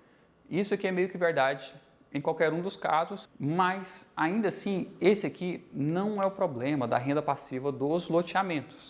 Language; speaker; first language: Portuguese; native; Portuguese